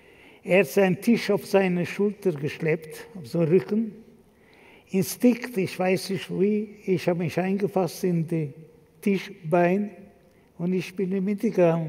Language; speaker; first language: German; non-native, fluent; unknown